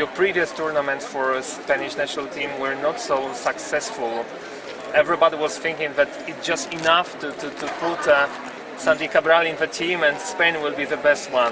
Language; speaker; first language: English; non-native, learner; Polish